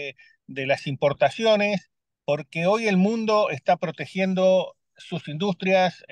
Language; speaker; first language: Spanish; native; Spanish